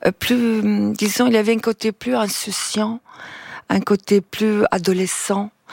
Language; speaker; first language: French; non-native, fluent; Italian